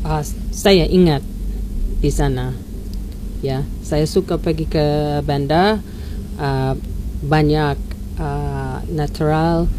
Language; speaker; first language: Indonesian; non-native, learner; English